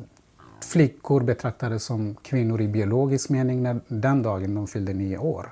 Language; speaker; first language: Swedish; non-native, fluent; Central Kurdish